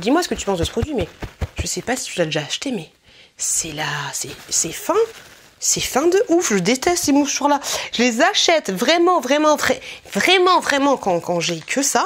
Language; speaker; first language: French; native; French